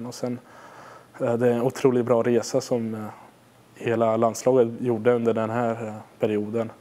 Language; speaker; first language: Swedish; non-native, fluent; Hungarian